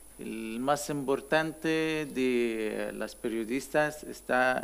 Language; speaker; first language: Spanish; non-native, learner; Arabic